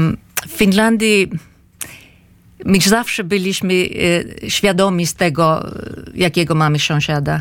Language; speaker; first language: Polish; non-native, fluent; Finnish